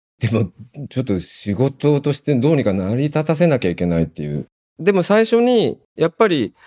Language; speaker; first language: Japanese; native; Japanese